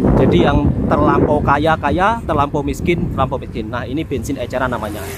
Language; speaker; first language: Indonesian; native; Indonesian